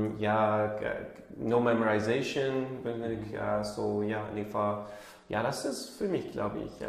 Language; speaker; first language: German; non-native, learner; English